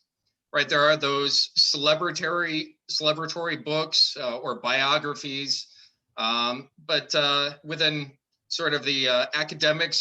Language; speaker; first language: English; native; English